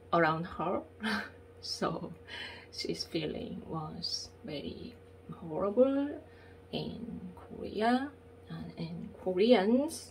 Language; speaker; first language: English; non-native, learner; Korean